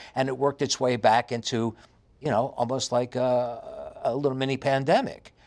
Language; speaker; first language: English; native; English